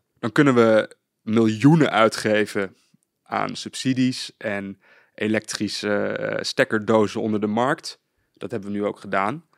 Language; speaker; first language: Dutch; native; Dutch